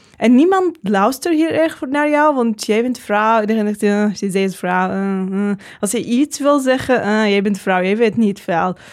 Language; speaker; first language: Dutch; non-native, learner; Arabic